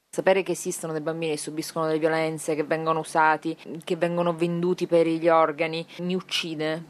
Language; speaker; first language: Italian; native; Italian